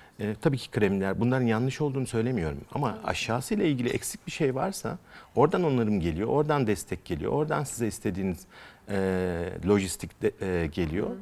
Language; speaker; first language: Turkish; native; Turkish